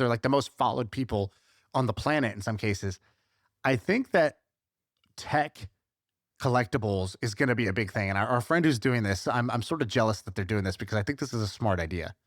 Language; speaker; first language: English; native; English